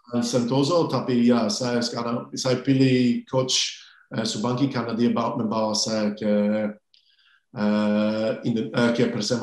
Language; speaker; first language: Indonesian; non-native, fluent; English